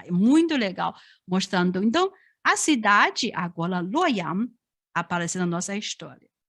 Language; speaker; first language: Portuguese; non-native, fluent; Chinese